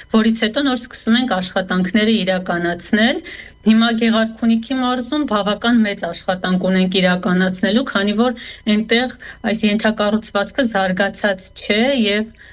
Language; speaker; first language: Armenian; native; Armenian